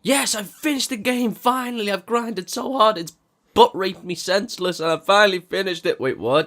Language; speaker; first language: English; native; English